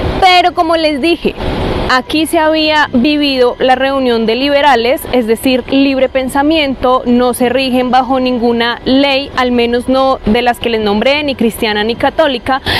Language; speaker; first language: Spanish; native; Spanish